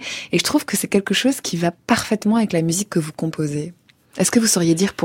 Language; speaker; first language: French; native; French